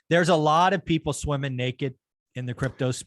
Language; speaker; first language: English; native; English